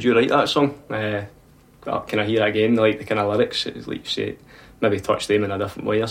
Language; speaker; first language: English; native; English